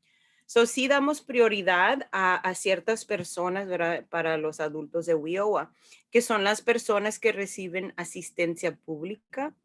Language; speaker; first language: Spanish; early bilingual, heritage; Spanish